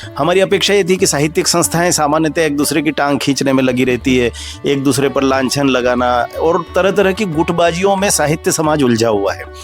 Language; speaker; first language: Hindi; native; Hindi